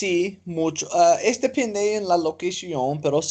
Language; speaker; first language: Spanish; non-native, learner; English